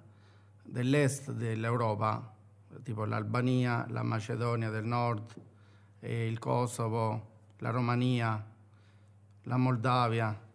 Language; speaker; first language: Italian; non-native, fluent; Albanian